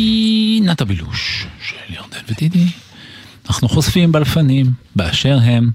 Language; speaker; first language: Hebrew; native; Hebrew